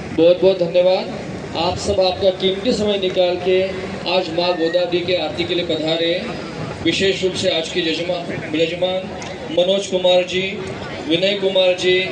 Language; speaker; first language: Hindi; non-native, local second language; Marathi